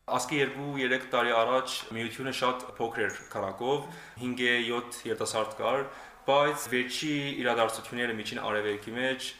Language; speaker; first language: Armenian; early bilingual, heritage; Armenian